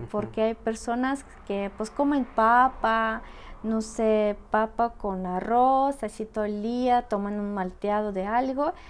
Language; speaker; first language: Spanish; non-native, fluent; Russian